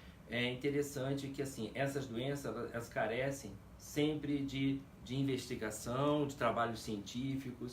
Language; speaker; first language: Portuguese; native; Portuguese